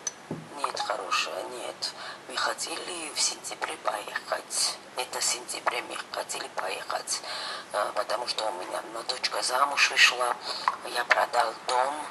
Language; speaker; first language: Russian; non-native, fluent; Georgian